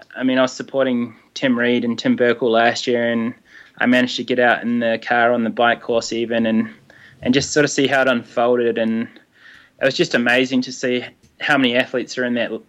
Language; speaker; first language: English; native; English